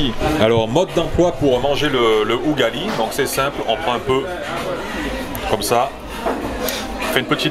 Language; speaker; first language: French; native; French